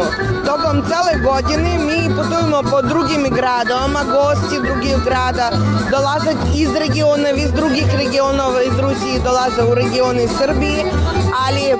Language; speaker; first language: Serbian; non-native, fluent; Russian